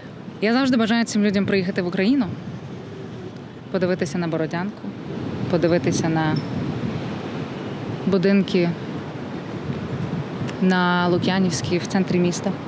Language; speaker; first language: Ukrainian; native; Ukrainian